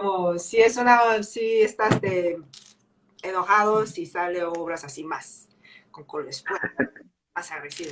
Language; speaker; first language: Spanish; early bilingual, heritage; English